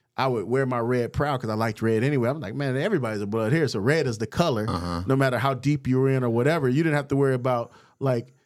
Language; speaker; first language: English; native; English